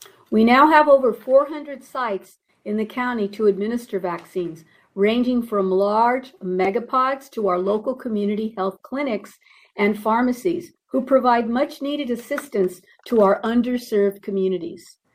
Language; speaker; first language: English; early bilingual, other home language; Spanish